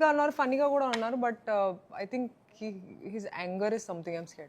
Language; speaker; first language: Telugu; non-native, fluent; Hindi